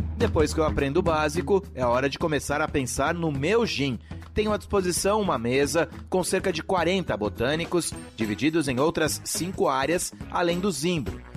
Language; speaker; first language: Portuguese; native; Portuguese